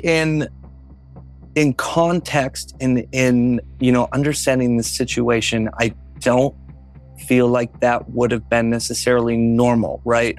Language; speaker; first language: English; native; English